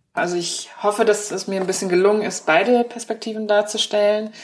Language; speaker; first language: German; early bilingual, other home language; Chinese